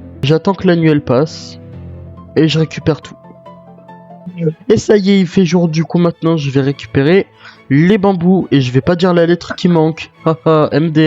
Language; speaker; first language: French; native; French